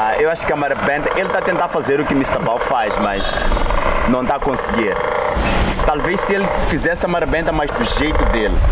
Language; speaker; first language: Portuguese; non-native, local second language; Tsonga